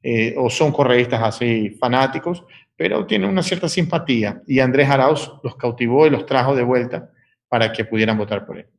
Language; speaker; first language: Spanish; native; Spanish